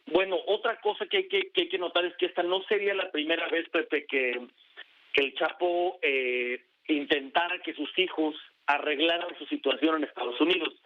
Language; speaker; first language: Spanish; native; Spanish